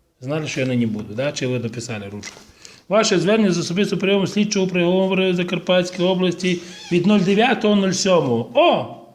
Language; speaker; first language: Ukrainian; native; Ukrainian